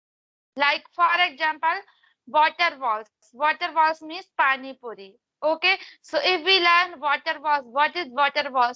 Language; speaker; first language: English; non-native, learner; Hindi